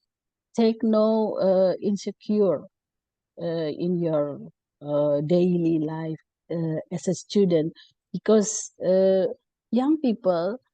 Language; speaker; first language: English; non-native, learner; Indonesian